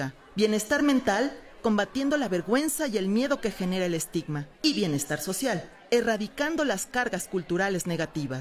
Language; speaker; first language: Spanish; native; Spanish